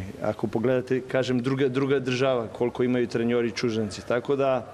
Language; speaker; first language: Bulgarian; non-native, learner; Serbian